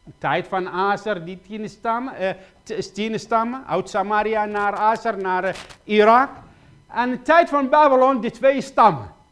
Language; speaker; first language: Dutch; non-native, fluent; Kurdish